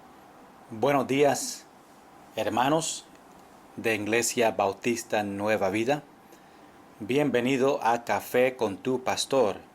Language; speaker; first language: Spanish; non-native, fluent; English